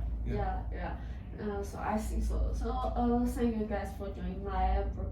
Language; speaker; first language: English; non-native, learner; Chinese